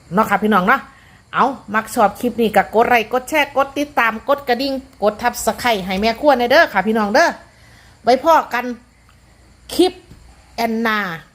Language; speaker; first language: Thai; native; Thai